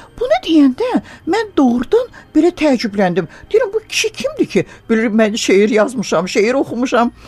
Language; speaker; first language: Azerbaijani; native; Azerbaijani